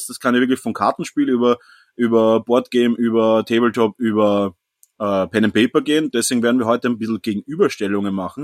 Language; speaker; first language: German; native; German